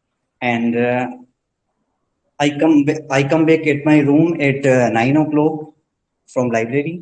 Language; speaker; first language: English; non-native, learner; Hindi